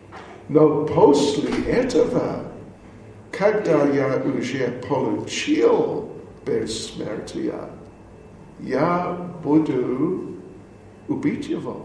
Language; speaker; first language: Russian; non-native, learner; English